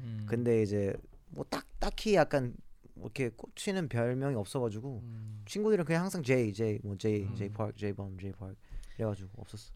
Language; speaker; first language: Korean; early bilingual, other home language; English